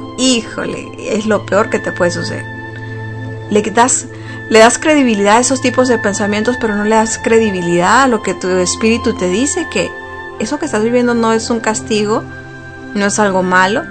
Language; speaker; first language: Spanish; native; Spanish